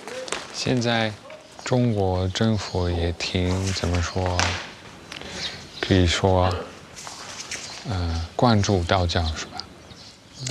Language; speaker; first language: Chinese; non-native, fluent; Dutch